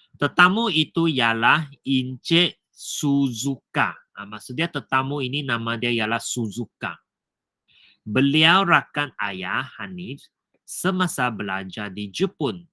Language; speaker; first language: Malay; non-native, local second language; Chinese